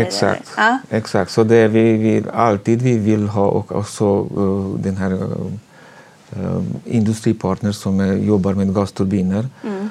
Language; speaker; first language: Swedish; non-native, fluent; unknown